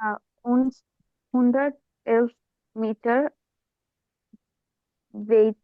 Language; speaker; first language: German; non-native, learner; Bangla